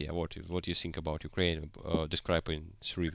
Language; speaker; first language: English; non-native, learner; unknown